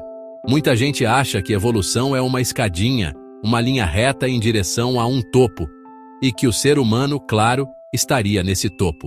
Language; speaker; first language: Portuguese; native; Portuguese